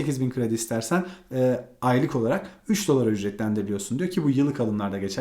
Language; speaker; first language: Turkish; native; Turkish